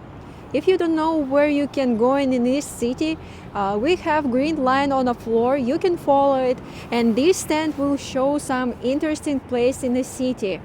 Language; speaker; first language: English; non-native, learner; Spanish